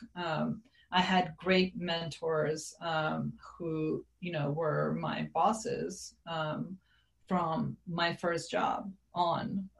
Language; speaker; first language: English; non-native, fluent; Serbian